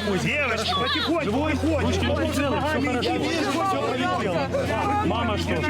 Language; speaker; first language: Russian; native; Russian